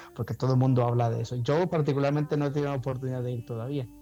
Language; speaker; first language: Spanish; native; Spanish